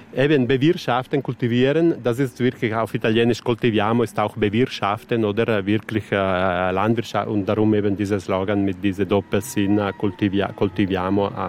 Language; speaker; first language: German; non-native, local second language; Italian